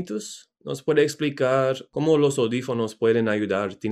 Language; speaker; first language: Spanish; non-native, learner; English